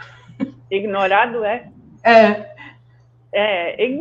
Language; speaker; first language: Portuguese; non-native, fluent; English